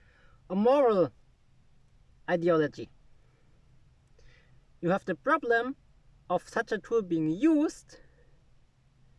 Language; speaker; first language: English; non-native, fluent; German